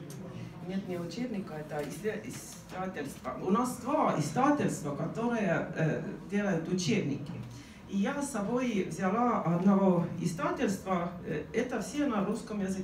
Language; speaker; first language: Russian; non-native, fluent; Estonian